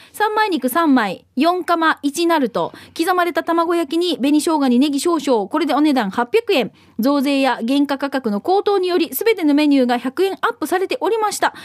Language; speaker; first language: Japanese; native; Japanese